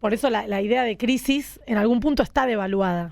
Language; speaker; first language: Spanish; native; Spanish